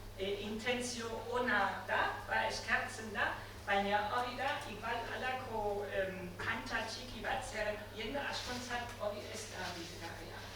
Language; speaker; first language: Basque; non-native, fluent; German